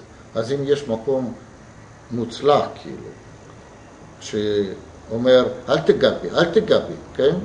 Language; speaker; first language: Hebrew; non-native, fluent; Russian